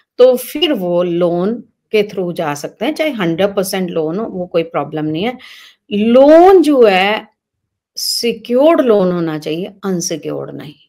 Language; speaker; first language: Hindi; native; Hindi